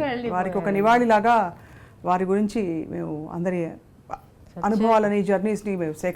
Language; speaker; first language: Telugu; native; Telugu